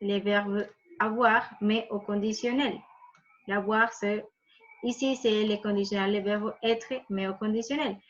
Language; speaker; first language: French; non-native, fluent; Spanish